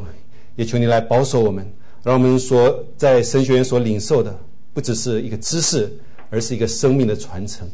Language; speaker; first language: Chinese; native; Chinese